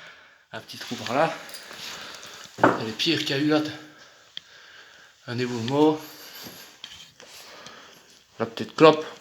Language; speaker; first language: French; native; French